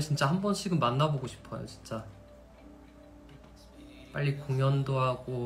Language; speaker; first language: Korean; non-native, fluent; English